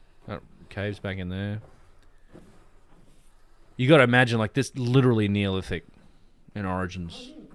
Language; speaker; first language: English; native; English